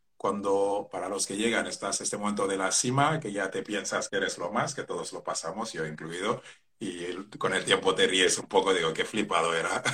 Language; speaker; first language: Spanish; non-native, fluent; Wolof